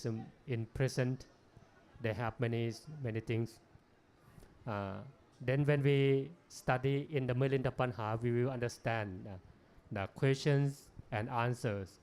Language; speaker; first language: English; non-native, learner; Thai